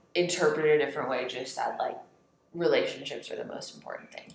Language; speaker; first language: English; native; English